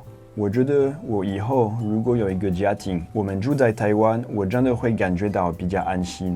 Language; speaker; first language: Chinese; non-native, fluent; French